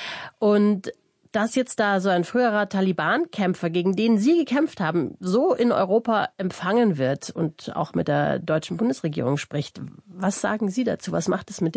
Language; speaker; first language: German; native; German